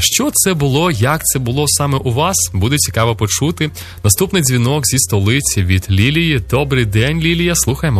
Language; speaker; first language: Ukrainian; native; Ukrainian